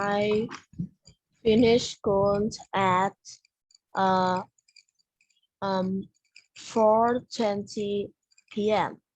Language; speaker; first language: English; non-native, learner; Vietnamese